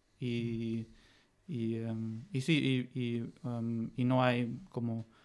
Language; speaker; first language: Spanish; non-native, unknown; German